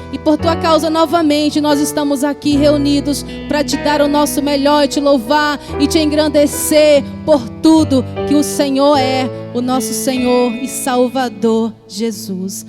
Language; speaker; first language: Portuguese; native; Portuguese